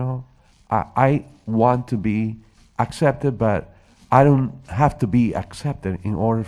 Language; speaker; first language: English; non-native, fluent; Spanish